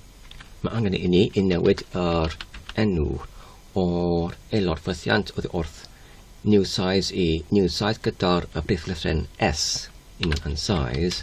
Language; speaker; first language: Welsh; non-native, learner; English